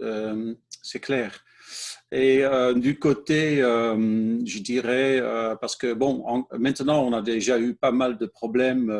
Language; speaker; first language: French; non-native, fluent; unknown